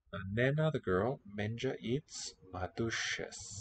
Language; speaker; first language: Spanish; non-native, learner; English